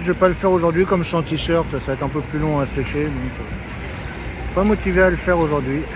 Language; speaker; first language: French; native; French